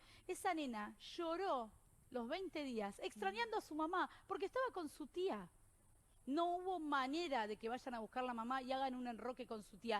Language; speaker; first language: Spanish; native; Spanish